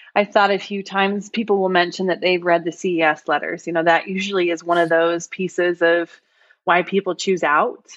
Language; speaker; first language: English; native; English